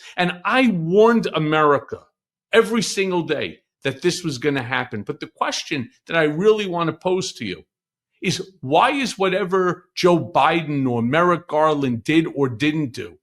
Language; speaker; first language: English; native; English